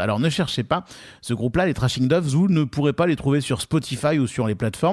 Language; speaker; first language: French; native; French